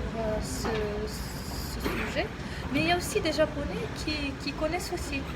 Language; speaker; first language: French; non-native, local second language; Arabic